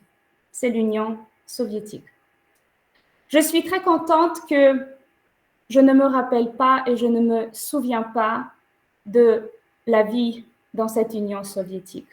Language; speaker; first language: French; non-native, fluent; Ukrainian